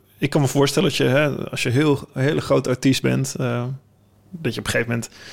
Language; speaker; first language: Dutch; native; Dutch